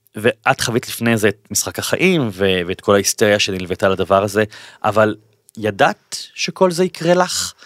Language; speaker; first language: Hebrew; native; Hebrew